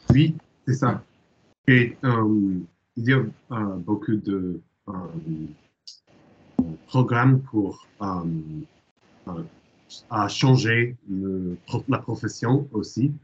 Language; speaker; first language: French; non-native, learner; English